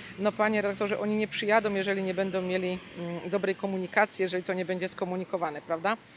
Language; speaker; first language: Polish; native; Polish